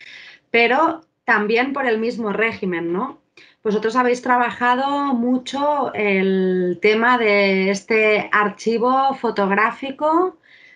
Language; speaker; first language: Spanish; native; Spanish